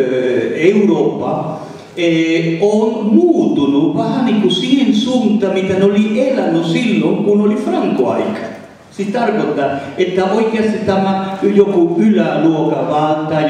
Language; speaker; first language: Finnish; non-native, fluent; Spanish